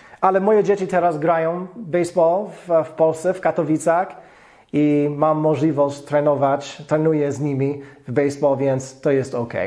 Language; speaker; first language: Polish; non-native, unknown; English